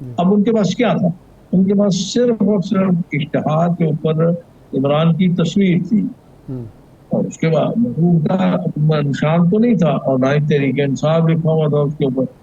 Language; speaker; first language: Urdu; non-native, local second language; Punjabi